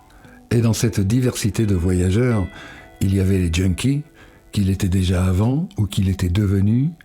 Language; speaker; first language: French; native; French